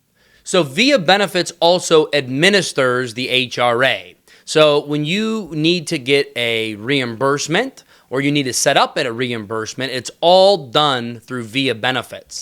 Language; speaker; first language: English; native; English